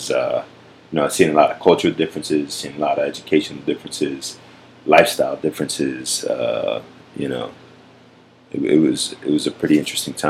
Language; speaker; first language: English; native; English